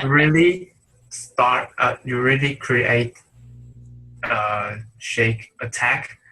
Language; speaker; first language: English; non-native, learner; Chinese